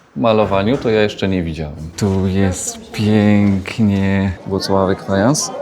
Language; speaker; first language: Polish; native; Polish